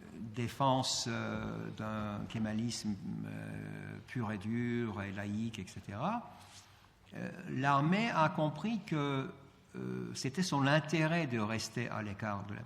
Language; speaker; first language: French; non-native, fluent; Turkish